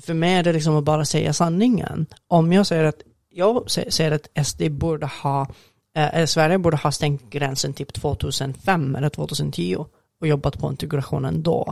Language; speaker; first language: Swedish; non-native, fluent; Arabic